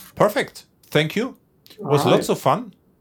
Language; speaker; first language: English; non-native, fluent; German